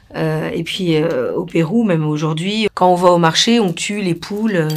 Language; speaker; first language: French; non-native, fluent; Spanish